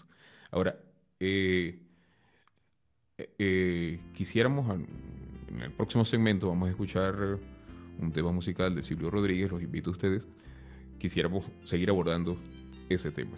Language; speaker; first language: Spanish; native; Spanish